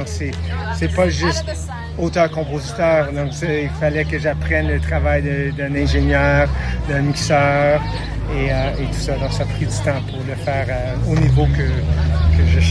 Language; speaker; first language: French; non-native, local second language; English